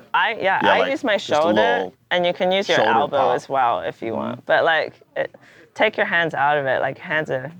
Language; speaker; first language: English; native; English